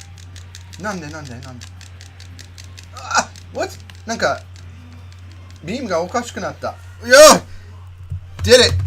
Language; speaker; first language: Japanese; non-native, learner; English